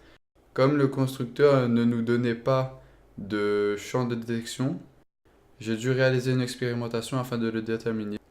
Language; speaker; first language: French; native; French